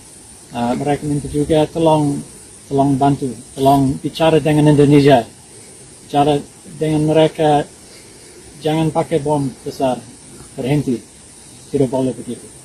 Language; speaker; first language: Indonesian; non-native, learner; English